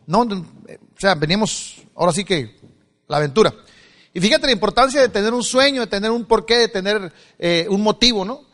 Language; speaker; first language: Spanish; native; Spanish